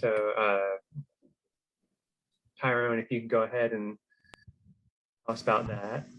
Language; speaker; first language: English; native; English